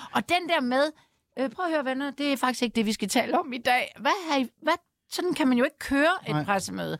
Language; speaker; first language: Danish; native; Danish